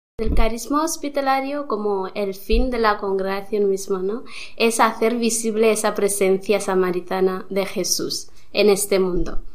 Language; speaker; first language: Spanish; non-native, fluent; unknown